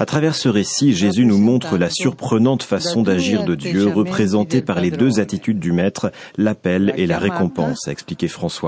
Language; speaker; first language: French; native; French